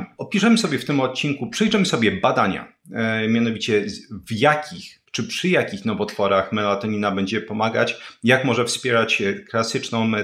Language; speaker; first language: Polish; native; Polish